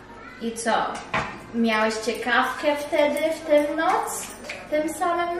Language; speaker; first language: Polish; early bilingual, heritage; English